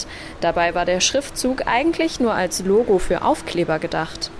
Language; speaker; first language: German; native; German